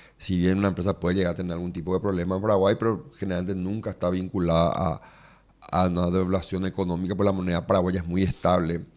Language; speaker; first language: Spanish; native; Spanish